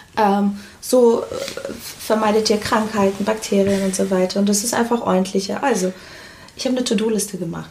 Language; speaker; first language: German; early bilingual, other home language; Portuguese